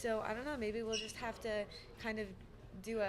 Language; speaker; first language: English; native; English